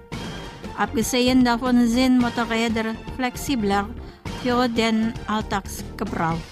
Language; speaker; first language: German; non-native, fluent; Indonesian